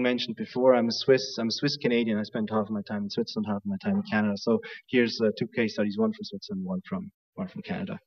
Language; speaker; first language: English; non-native, fluent; German